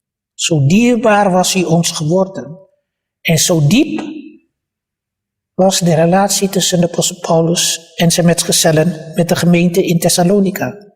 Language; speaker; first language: Dutch; early bilingual, other home language; Malay